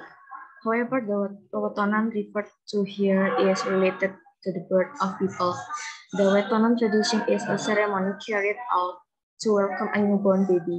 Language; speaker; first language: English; non-native, learner; Indonesian